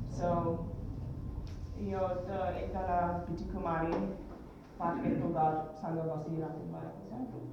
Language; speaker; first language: Nepali; early bilingual, heritage; Nepali